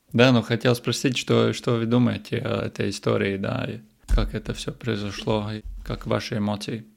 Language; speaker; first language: Russian; non-native, local second language; Latvian